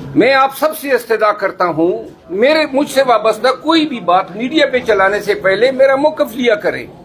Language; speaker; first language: Urdu; non-native, local second language; Pashto